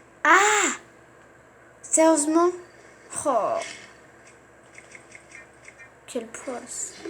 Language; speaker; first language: French; native; French